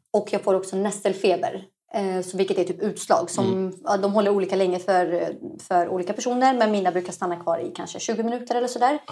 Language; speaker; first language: Swedish; early bilingual, other home language; Arabic